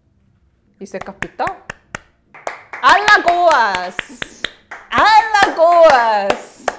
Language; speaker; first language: Portuguese; non-native, learner; Korean